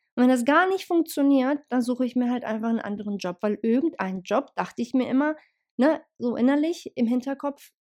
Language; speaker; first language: German; early bilingual, other home language; Bosnian